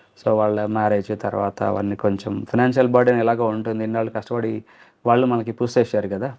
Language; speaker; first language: Telugu; non-native, local second language; Lambadi